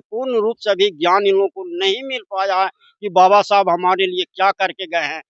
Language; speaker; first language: Hindi; native; Hindi